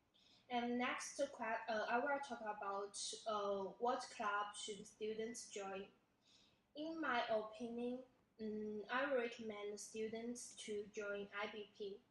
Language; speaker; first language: English; non-native, learner; Chinese